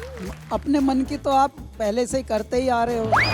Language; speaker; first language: Hindi; native; Hindi